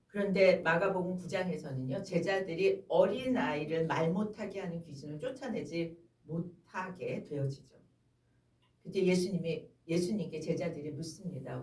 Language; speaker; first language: Korean; native; Korean